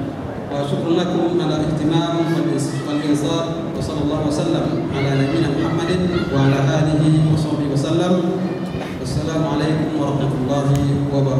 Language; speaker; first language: Arabic; non-native, fluent; Indonesian